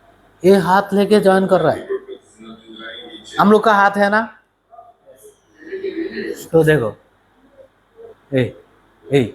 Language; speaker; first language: Hindi; non-native, learner; Bangla